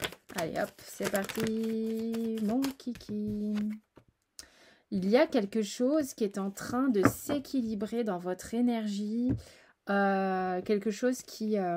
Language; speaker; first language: French; native; French